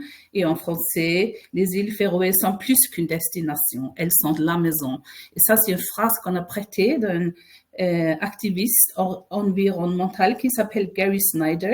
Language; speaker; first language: French; non-native, fluent; Faroese